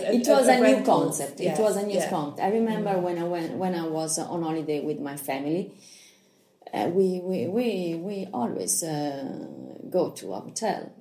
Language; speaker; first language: English; non-native, learner; Italian